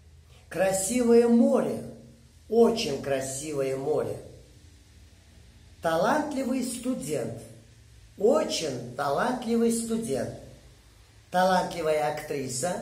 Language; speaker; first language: Russian; non-native, fluent; Uzbek